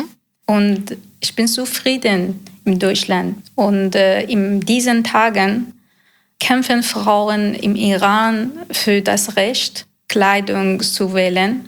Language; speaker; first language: German; non-native, learner; Persian